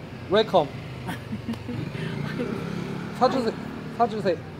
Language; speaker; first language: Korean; native; Korean